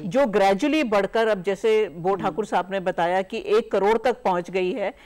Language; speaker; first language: Hindi; native; Hindi